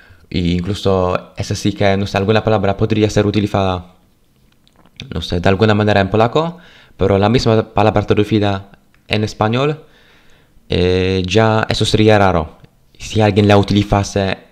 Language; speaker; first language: Spanish; non-native, fluent; Polish